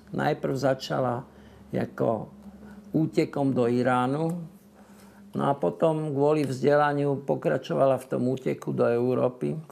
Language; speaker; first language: Slovak; native; Slovak